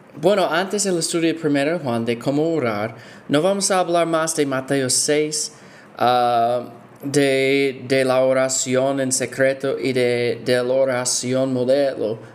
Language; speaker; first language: Spanish; non-native, fluent; English